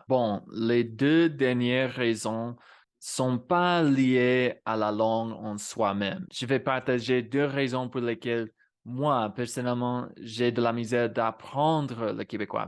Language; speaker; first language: French; non-native, fluent; English